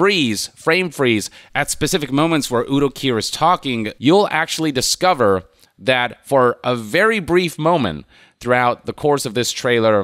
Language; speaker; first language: English; native; English